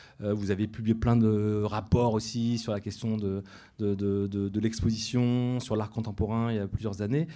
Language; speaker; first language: French; native; French